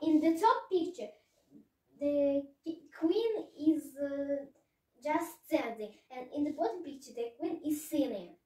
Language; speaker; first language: English; non-native, learner; Russian